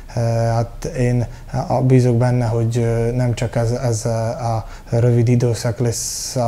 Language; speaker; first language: Hungarian; early bilingual, heritage; Hungarian